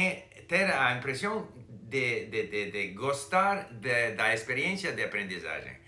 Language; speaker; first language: Portuguese; non-native, fluent; English